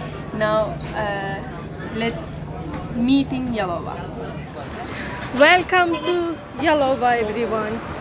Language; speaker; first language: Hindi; non-native, learner; Turkish